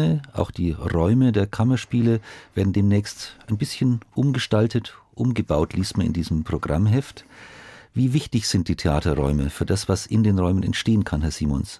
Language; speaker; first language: German; native; German